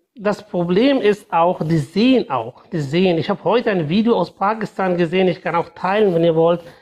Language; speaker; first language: German; non-native, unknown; Persian